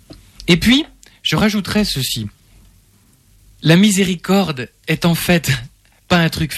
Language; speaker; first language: French; native; French